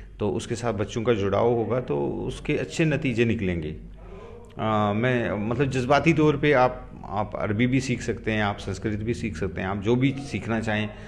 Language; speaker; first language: Hindi; non-native, local second language; Gujari